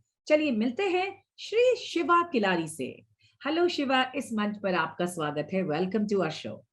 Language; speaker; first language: Hindi; native; Hindi